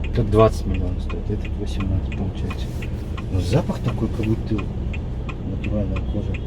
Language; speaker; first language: Russian; non-native, local second language; Kazakh